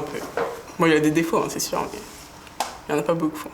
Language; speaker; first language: French; native; French